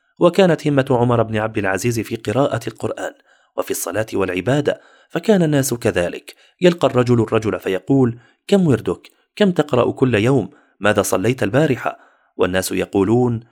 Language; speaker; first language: Arabic; native; Arabic